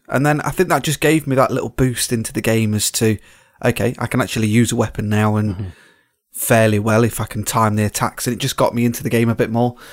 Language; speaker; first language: English; native; English